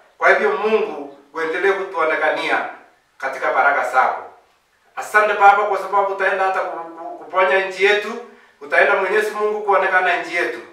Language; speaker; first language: Swahili; non-native, local second language; Kalenjin